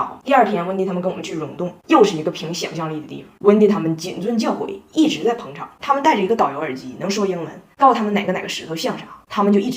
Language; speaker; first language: Chinese; native; Chinese